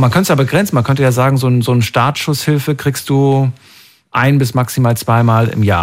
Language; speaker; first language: German; native; German